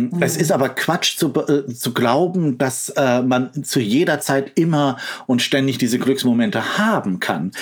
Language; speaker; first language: German; native; German